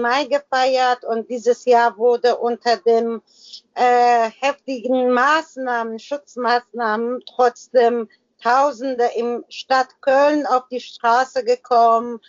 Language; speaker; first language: German; non-native, learner; Persian